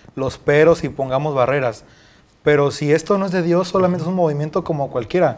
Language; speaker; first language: Spanish; native; Spanish